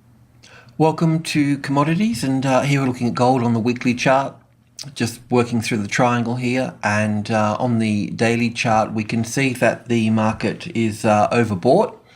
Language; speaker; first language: English; native; English